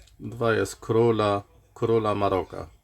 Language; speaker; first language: Polish; non-native, learner; Arabic